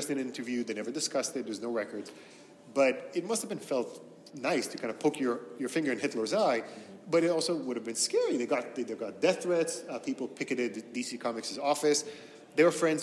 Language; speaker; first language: English; non-native, fluent; Hebrew